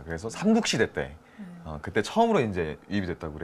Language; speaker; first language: Korean; native; Korean